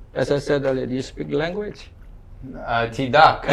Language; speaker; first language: English; non-native, fluent; Indonesian